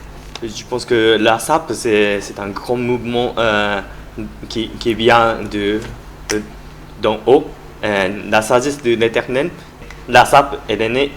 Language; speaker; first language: French; non-native, learner; Japanese